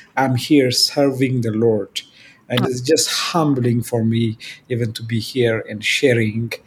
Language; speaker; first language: English; non-native, fluent; Amharic